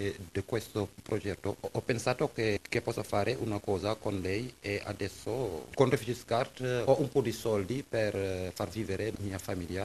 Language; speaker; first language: Italian; non-native, learner; French